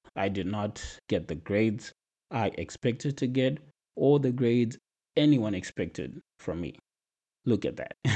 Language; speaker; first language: English; non-native, local second language; Shona